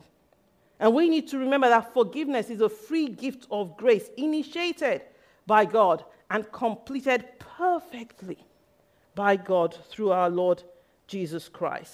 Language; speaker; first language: English; non-native, local second language; Yoruba